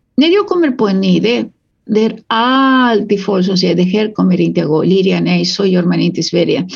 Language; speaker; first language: Swedish; non-native, fluent; Spanish